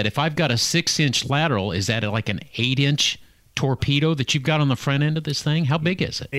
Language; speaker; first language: English; native; English